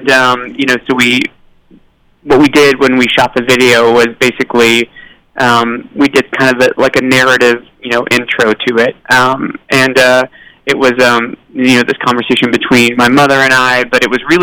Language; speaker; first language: English; native; English